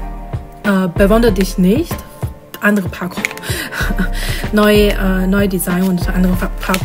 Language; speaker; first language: German; non-native, learner; Chinese